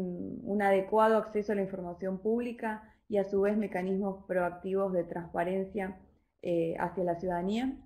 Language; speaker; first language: Spanish; native; Spanish